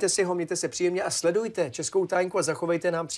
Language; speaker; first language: Czech; native; Czech